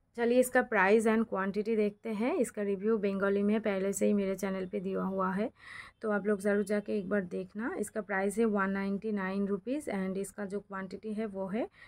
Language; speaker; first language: Hindi; non-native, local second language; Bangla